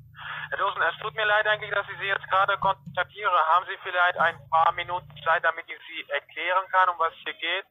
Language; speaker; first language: German; non-native, fluent; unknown